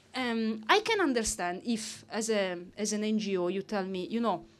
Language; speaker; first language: English; non-native, fluent; Italian